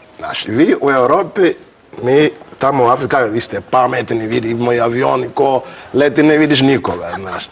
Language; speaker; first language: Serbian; non-native, learner; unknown